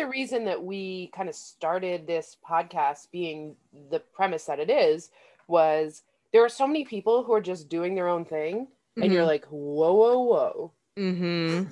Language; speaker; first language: English; native; English